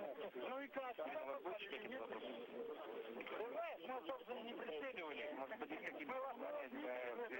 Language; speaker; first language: Russian; native; Russian